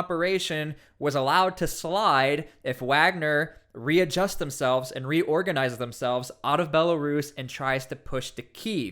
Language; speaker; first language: English; native; English